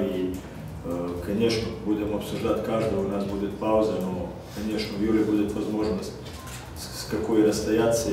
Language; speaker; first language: Russian; non-native, fluent; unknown